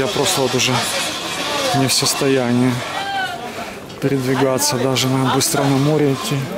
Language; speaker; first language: Russian; native; Russian